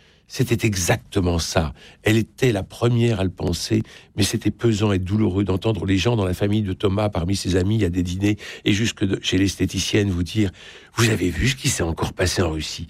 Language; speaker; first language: French; native; French